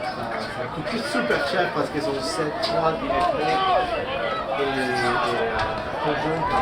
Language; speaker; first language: French; non-native, fluent; English